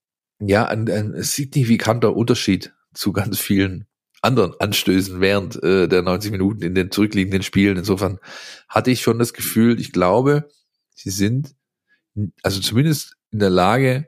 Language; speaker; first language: German; native; German